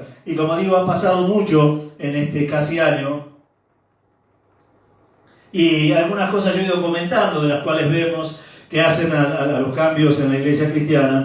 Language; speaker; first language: Spanish; native; Spanish